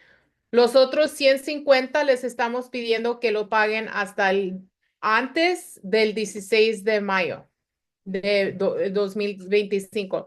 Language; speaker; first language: Spanish; early bilingual, other home language; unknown